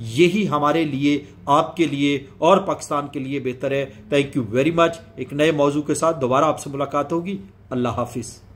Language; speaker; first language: Urdu; native; Urdu